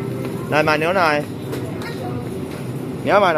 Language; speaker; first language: Chinese; native; Chinese